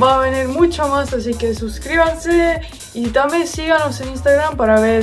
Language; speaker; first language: Spanish; non-native, fluent; Estonian